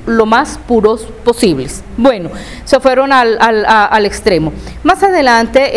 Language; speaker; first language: Spanish; native; Spanish